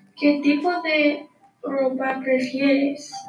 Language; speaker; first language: Spanish; non-native, learner; English